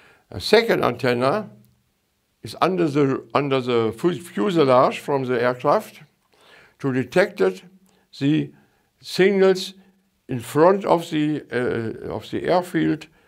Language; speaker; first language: English; non-native, learner; German